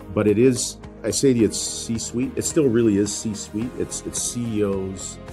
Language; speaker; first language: English; native; English